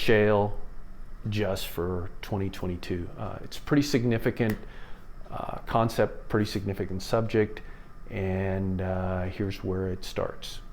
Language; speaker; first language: English; native; English